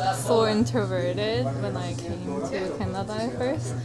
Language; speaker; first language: English; non-native, fluent; Korean